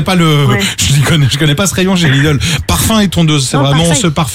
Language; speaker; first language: French; native; French